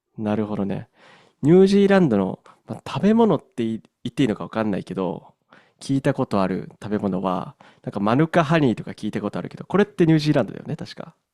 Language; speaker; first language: Japanese; native; Japanese